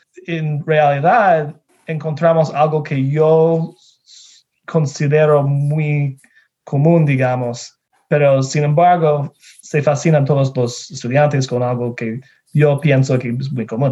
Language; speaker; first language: Spanish; non-native, fluent; English